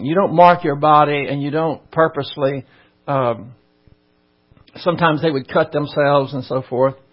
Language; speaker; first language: English; native; English